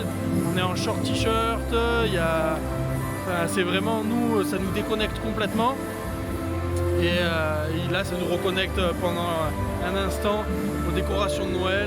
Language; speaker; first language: French; native; French